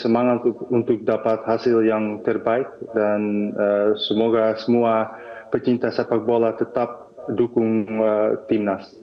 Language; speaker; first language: Indonesian; non-native, fluent; Dutch